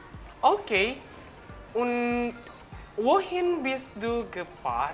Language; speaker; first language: German; non-native, learner; Indonesian